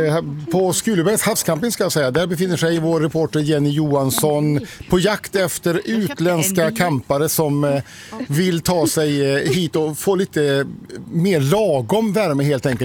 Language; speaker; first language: Swedish; native; Swedish